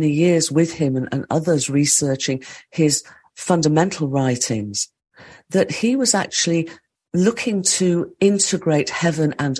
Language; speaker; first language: English; native; English